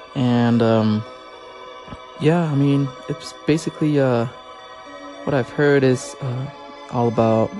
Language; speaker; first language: English; non-native, fluent; French